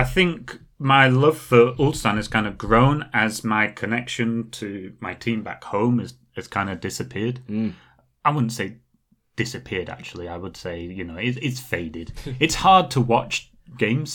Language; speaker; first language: English; native; English